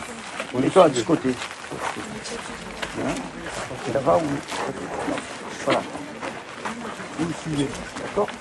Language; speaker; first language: French; native; French